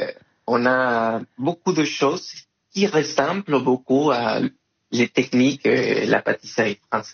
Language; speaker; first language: French; non-native, fluent; Spanish